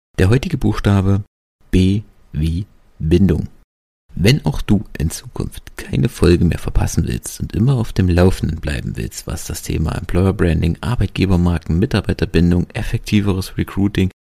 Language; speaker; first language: German; native; German